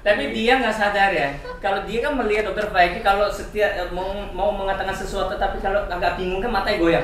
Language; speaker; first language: Indonesian; native; Indonesian